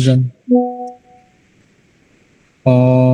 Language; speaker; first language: English; non-native, learner; Indonesian